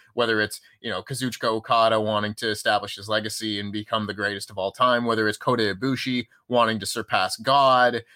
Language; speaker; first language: English; native; English